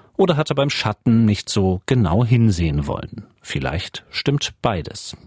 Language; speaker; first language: German; native; German